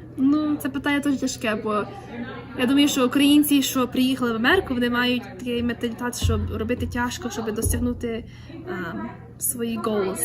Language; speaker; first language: Ukrainian; early bilingual, other home language; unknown